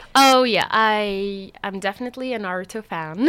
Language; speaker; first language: English; non-native, fluent; Arabic